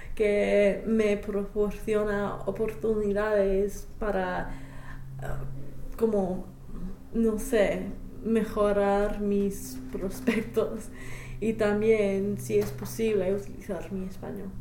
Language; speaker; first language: Spanish; non-native, fluent; English